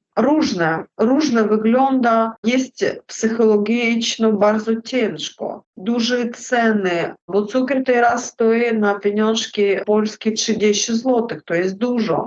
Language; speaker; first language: Polish; non-native, learner; Russian